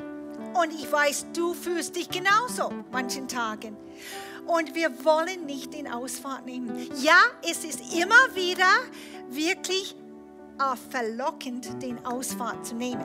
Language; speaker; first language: German; non-native, fluent; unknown